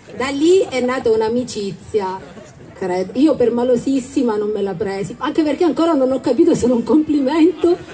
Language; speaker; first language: Italian; native; Italian